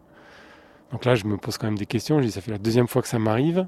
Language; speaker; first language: French; native; French